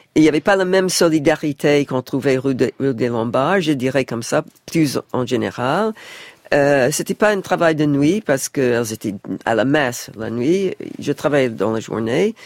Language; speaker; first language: French; non-native, fluent; English